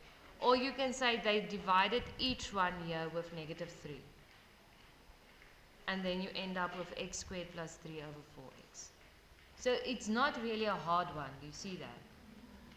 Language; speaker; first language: English; non-native, local second language; Afrikaans